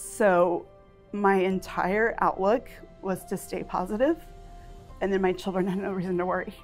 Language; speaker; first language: English; native; English